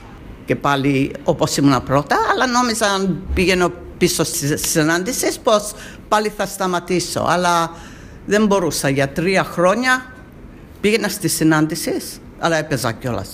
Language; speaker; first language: Greek; early bilingual, heritage; Greek